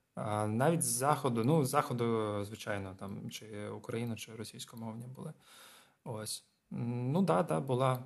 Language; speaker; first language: Ukrainian; non-native, local second language; Russian